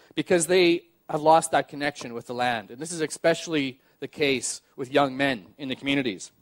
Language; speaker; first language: English; native; English